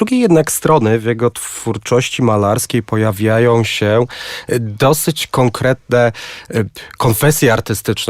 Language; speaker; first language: Polish; native; Polish